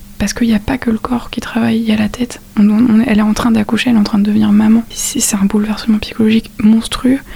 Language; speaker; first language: French; native; French